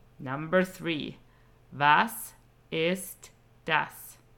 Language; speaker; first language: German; non-native, fluent; English